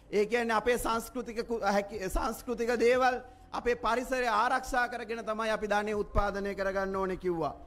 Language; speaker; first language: Sinhala; native; Sinhala